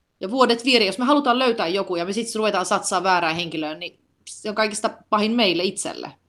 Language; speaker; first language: Finnish; early bilingual, heritage; Finnish